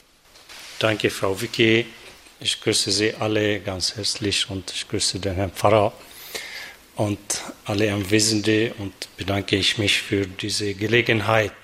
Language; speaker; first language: German; non-native, fluent; Arabic